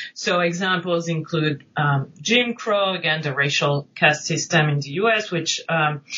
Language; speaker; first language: English; non-native, fluent; French